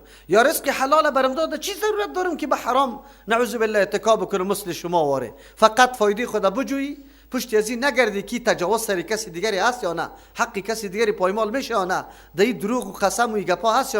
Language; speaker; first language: Persian; native; Persian